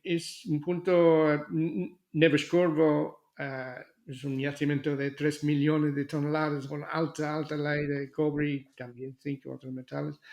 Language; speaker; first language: Spanish; non-native, fluent; English